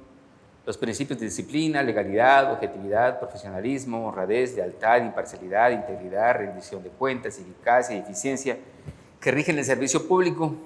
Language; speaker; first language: Spanish; native; Spanish